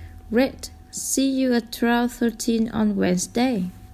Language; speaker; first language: English; non-native, learner; Vietnamese